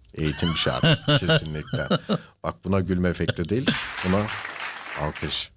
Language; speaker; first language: Turkish; native; Turkish